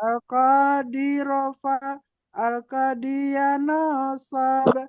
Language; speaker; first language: Arabic; non-native, learner; Indonesian